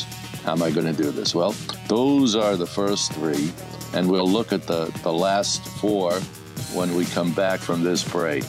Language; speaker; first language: English; native; English